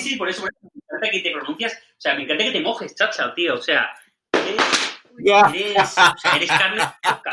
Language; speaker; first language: Spanish; native; Spanish